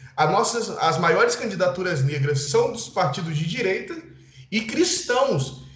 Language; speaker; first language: Portuguese; native; Portuguese